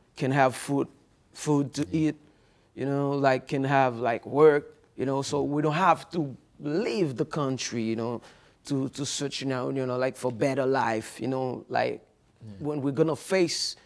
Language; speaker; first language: English; non-native, fluent; Haitian Creole